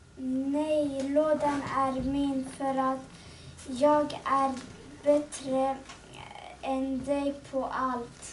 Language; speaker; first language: Swedish; non-native, learner; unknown